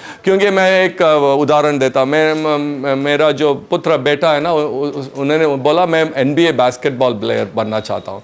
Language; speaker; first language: Hindi; non-native, local second language; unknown